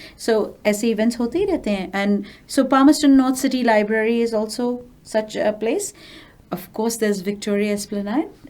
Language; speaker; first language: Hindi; non-native, local second language; Bangla